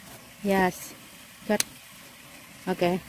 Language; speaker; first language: English; non-native, learner; Vietnamese